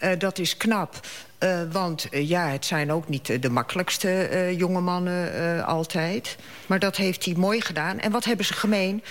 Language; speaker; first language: Dutch; early bilingual, other home language; Arabic